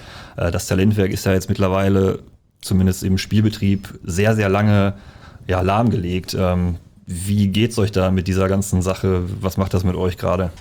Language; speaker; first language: German; native; German